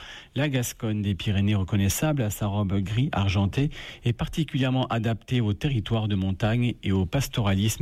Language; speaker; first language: French; native; French